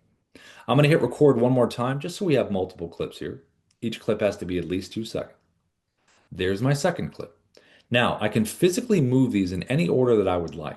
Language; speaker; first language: English; native; English